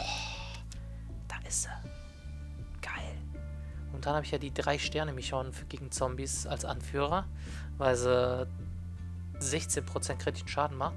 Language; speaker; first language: German; native; German